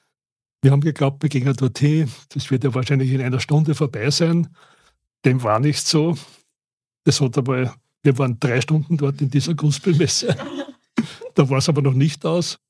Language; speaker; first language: German; native; German